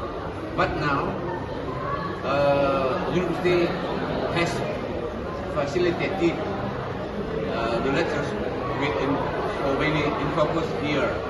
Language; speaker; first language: English; non-native, learner; Indonesian